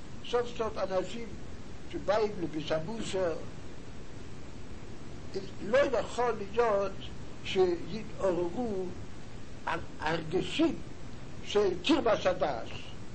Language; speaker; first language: Hebrew; non-native, fluent; Yiddish